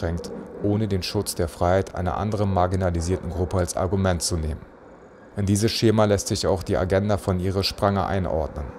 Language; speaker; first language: German; native; German